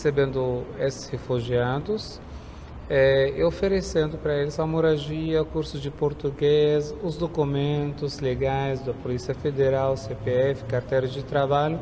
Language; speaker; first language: Portuguese; non-native, fluent; Arabic